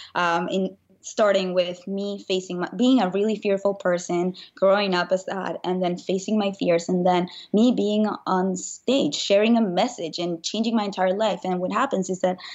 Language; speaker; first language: English; non-native, fluent; Spanish